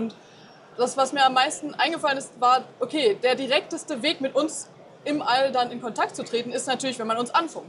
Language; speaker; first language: German; native; German